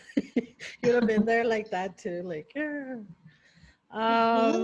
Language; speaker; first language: English; early bilingual, other home language; Spanish